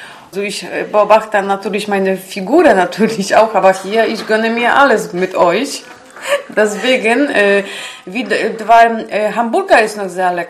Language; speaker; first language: German; non-native, learner; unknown